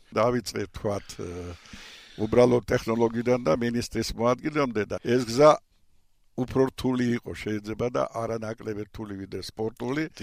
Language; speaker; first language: Georgian; non-native, local second language; Russian